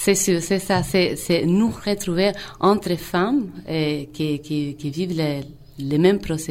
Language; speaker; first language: French; non-native, fluent; Spanish